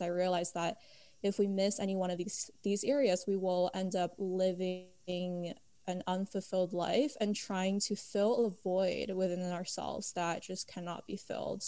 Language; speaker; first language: English; early bilingual, other home language; Chinese